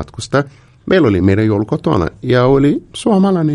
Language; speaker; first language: Finnish; non-native, fluent; Portuguese